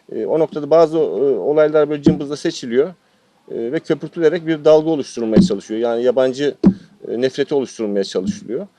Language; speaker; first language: Turkish; native; Turkish